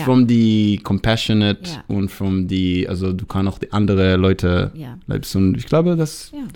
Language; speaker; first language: German; non-native, fluent; Hebrew